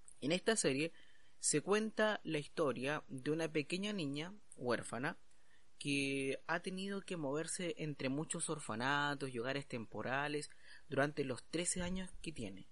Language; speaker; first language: Spanish; native; Spanish